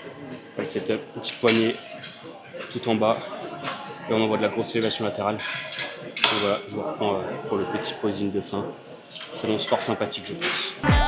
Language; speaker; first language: French; native; French